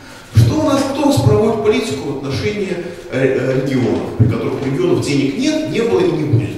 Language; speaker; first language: Russian; native; Russian